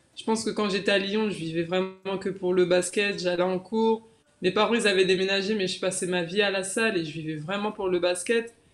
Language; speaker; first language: French; native; French